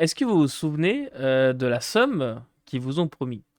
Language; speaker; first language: French; native; French